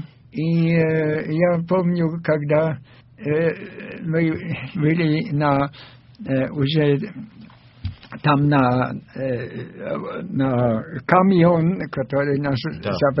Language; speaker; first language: Russian; non-native, fluent; German